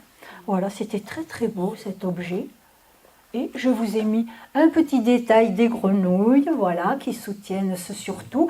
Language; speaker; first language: French; native; French